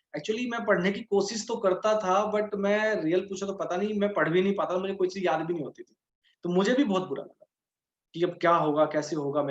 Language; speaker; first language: Hindi; native; Hindi